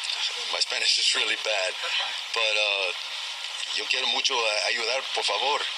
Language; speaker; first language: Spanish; non-native, learner; English